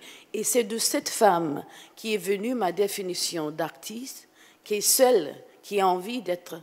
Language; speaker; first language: French; non-native, fluent; English